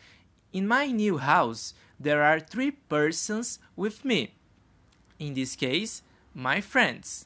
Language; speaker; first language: English; non-native, learner; Portuguese